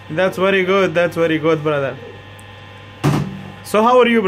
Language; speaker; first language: English; non-native, learner; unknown